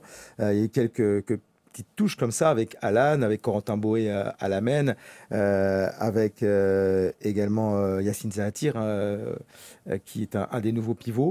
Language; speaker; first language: French; native; French